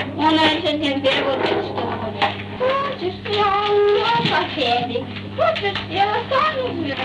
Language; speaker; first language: Russian; native; Russian